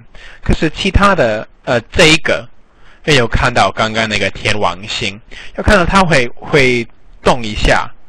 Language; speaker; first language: Chinese; non-native, fluent; English